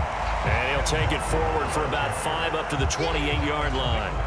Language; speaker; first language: English; native; English